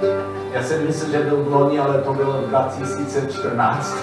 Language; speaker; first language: Czech; non-native, learner; English